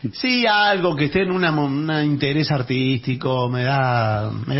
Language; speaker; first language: Spanish; native; Spanish